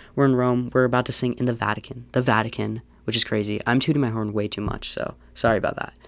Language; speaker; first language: English; native; English